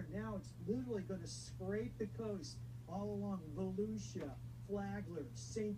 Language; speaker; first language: English; native; English